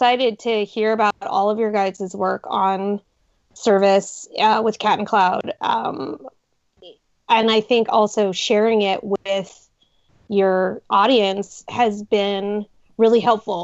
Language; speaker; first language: English; native; English